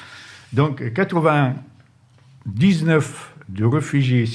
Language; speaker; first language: French; non-native, fluent; Arabic